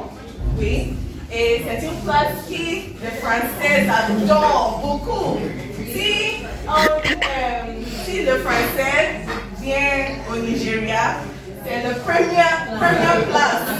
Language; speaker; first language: French; non-native, learner; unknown